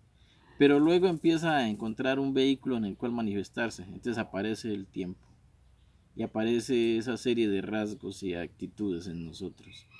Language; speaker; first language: Spanish; native; Spanish